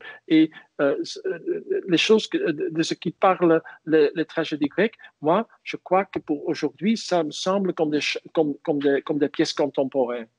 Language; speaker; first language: French; non-native, fluent; Dutch